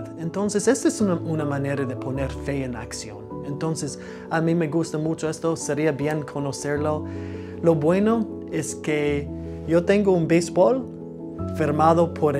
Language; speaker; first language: Spanish; non-native, fluent; English